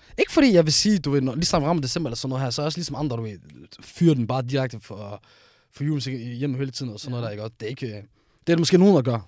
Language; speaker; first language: Danish; early bilingual, other home language; Somali